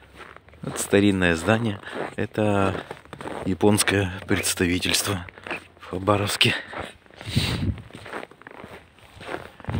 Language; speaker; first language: Russian; native; Russian